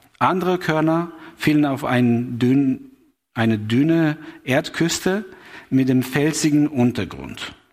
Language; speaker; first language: German; non-native, fluent; Albanian